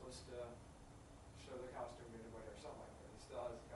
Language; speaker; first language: English; native; English